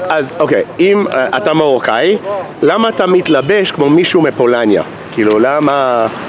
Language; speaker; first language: Hebrew; non-native, fluent; English